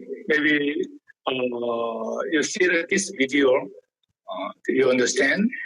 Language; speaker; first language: English; non-native, learner; Korean